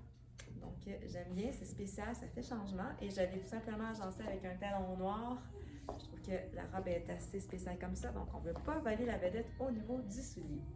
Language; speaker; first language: French; native; French